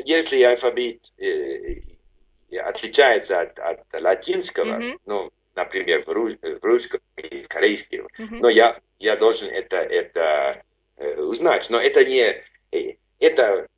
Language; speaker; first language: Russian; non-native, learner; English